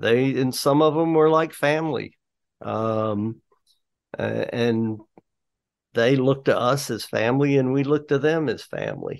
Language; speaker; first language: English; native; English